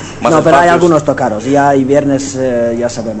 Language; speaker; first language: Spanish; non-native, fluent; Dutch